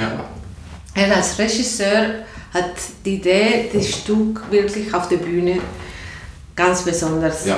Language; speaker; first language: German; non-native, learner; Spanish